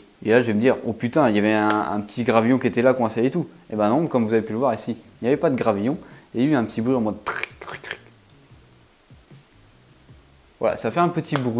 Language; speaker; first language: French; native; French